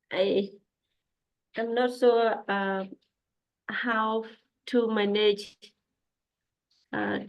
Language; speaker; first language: English; non-native, learner; Khmer